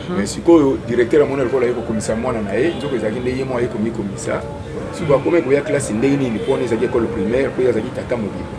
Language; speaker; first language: Lingala; native; Lingala